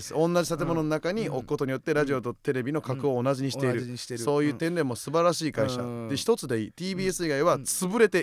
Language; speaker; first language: Japanese; native; Japanese